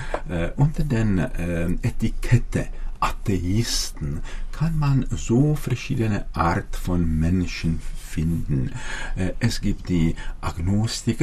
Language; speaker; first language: German; non-native, fluent; Czech